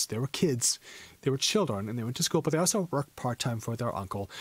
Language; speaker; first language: English; native; English